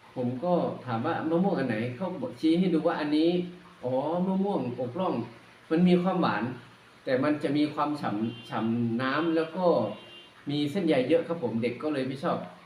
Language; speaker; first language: Thai; non-native, local second language; Northeastern Thai